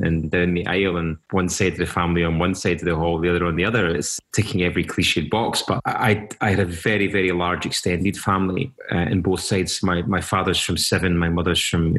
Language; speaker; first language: English; native; English